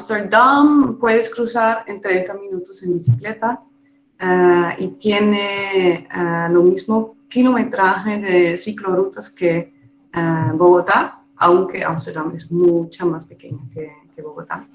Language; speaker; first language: Spanish; non-native, fluent; Dutch